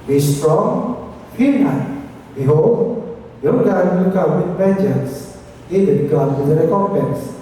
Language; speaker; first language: English; non-native, local second language; Filipino